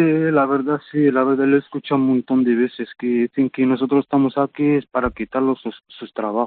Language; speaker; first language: Spanish; non-native, fluent; Arabic